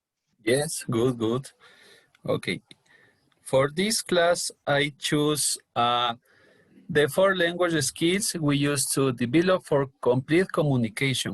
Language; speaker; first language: English; non-native, learner; Spanish